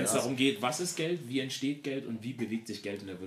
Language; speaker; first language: German; native; German